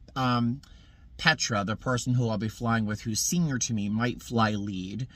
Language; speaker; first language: English; native; English